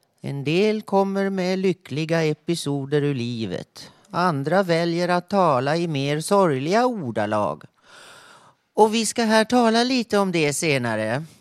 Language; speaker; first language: Swedish; native; Swedish